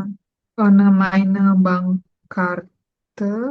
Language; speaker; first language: German; non-native, learner; Indonesian